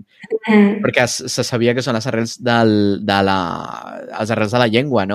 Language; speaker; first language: Catalan; non-native, fluent; Spanish